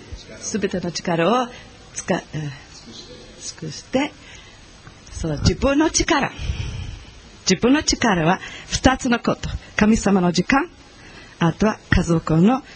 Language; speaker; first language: Japanese; non-native, learner; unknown